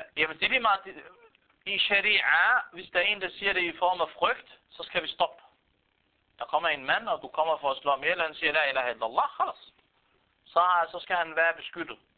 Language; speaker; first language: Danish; non-native, fluent; Arabic